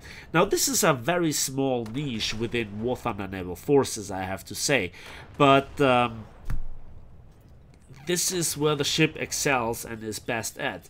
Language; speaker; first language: English; non-native, fluent; German